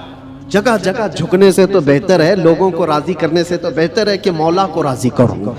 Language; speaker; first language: Urdu; native; Urdu